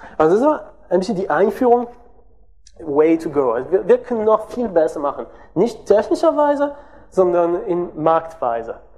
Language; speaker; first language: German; non-native, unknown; French